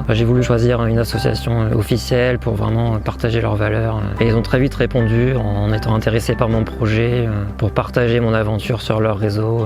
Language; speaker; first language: French; native; French